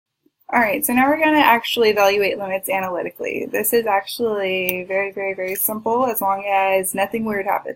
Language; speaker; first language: English; native; English